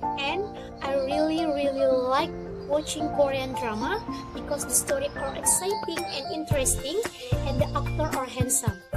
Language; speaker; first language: English; non-native, learner; Indonesian